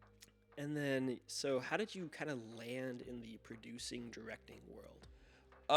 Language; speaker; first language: English; native; English